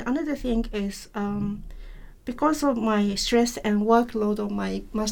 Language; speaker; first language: English; non-native, fluent; Japanese